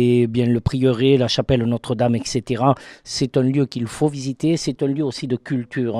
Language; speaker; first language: French; native; French